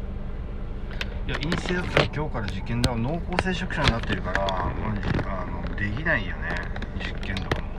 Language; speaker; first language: Japanese; native; Japanese